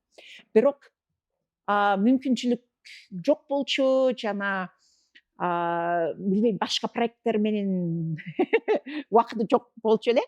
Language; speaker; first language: Kyrgyz; non-native, fluent; English